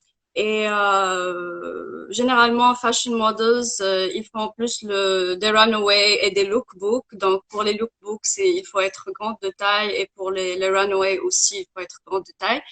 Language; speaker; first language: French; non-native, local second language; Arabic